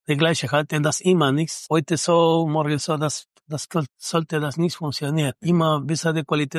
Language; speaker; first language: German; non-native, learner; Spanish